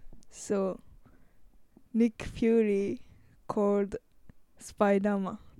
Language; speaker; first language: English; non-native, learner; Japanese